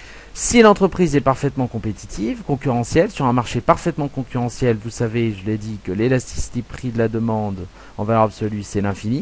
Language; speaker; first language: French; native; French